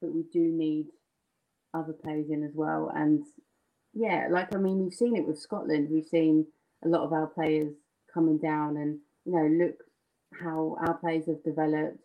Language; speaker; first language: English; native; English